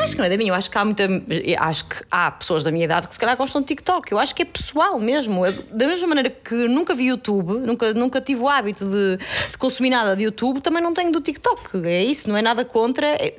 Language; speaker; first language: Portuguese; native; Portuguese